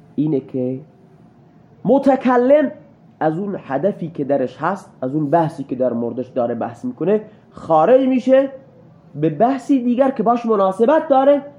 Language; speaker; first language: Persian; non-native, local second language; Baluchi